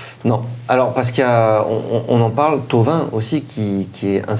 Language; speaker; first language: French; native; French